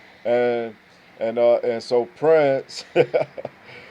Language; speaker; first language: English; native; English